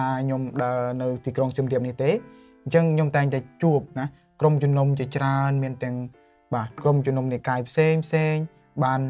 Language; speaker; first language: Khmer; native; Khmer